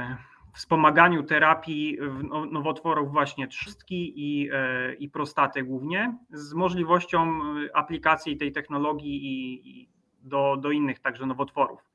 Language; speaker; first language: Polish; native; Polish